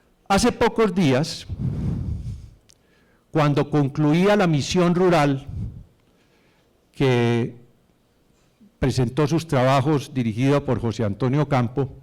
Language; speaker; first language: Spanish; native; Spanish